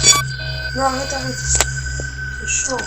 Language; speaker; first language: French; native; French